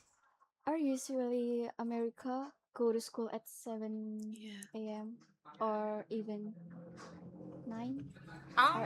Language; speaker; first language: English; non-native, learner; Indonesian